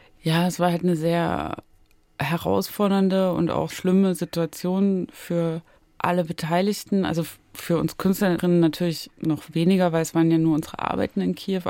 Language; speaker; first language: German; native; German